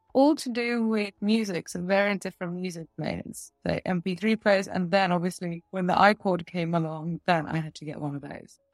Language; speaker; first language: English; early bilingual, other home language; Russian